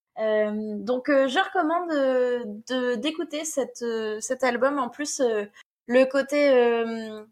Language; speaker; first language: French; native; French